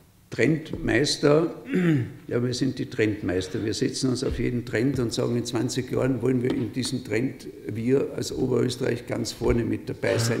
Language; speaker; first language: German; native; German